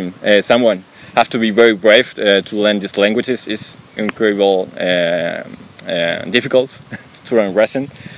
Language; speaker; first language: English; non-native, learner; Spanish